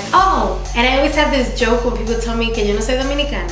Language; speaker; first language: English; early bilingual, other home language; Spanish